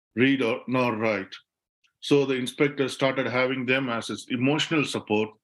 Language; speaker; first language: English; non-native, local second language; Tamil